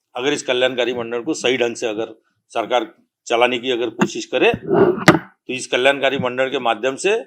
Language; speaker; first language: Hindi; non-native, local second language; Marathi